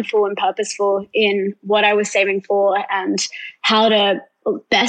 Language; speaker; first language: English; native; English